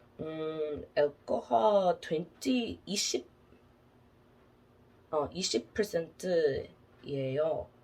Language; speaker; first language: Korean; non-native, learner; English